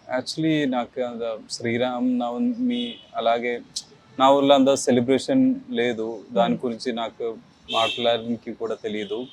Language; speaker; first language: Telugu; non-native, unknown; Malayalam